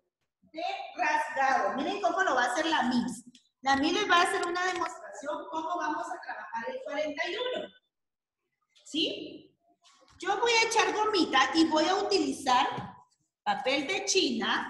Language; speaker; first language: Spanish; native; Spanish